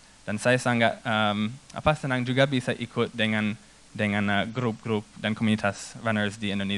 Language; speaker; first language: Indonesian; non-native, fluent; English